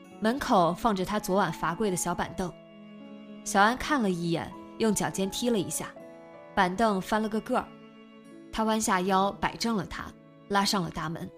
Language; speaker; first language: Chinese; native; Chinese